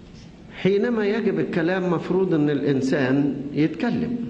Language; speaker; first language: Arabic; native; Arabic